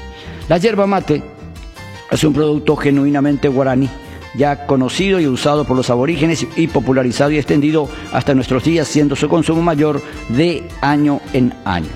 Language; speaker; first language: Spanish; native; Spanish